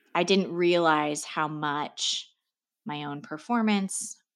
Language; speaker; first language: English; native; English